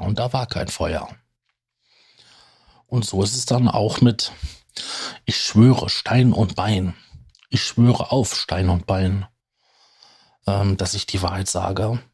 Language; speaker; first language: German; native; German